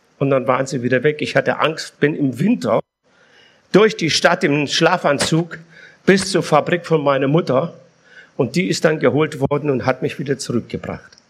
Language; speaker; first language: German; early bilingual, other home language; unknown